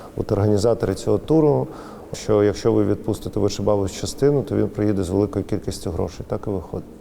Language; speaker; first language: Ukrainian; non-native, local second language; Russian